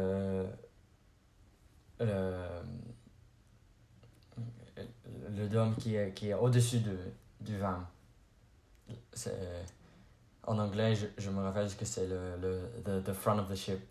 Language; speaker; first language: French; non-native, learner; English